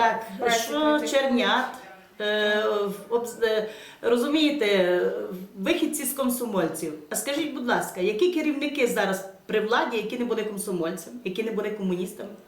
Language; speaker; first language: Ukrainian; native; Ukrainian